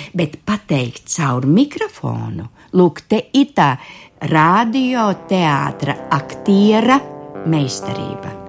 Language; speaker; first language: Latvian; native; Latvian